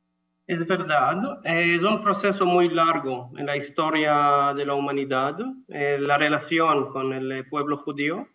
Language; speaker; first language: Spanish; non-native, fluent; Hebrew